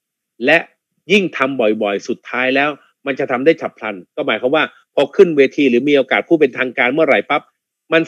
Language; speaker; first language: Thai; native; Thai